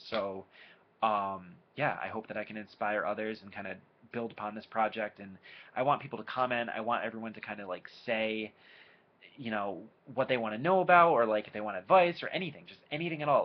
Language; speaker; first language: English; native; English